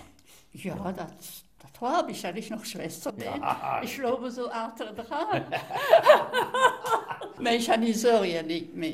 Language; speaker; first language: German; native; German